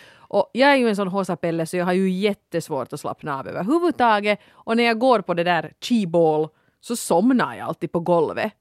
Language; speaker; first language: Swedish; native; Swedish